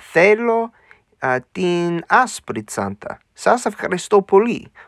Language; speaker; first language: Greek; non-native, learner; English